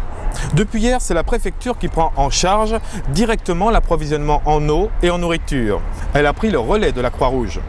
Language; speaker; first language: French; native; French